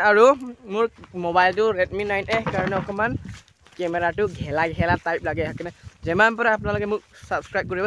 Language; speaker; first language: Assamese; non-native, local second language; Karbi